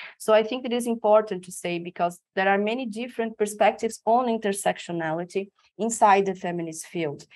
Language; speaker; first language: English; non-native, fluent; Portuguese